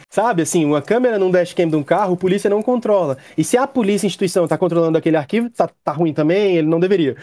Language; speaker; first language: Portuguese; native; Portuguese